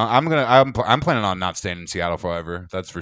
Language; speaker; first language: English; native; English